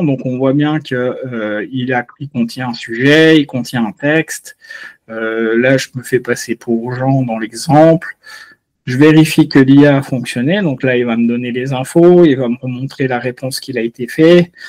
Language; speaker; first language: French; native; French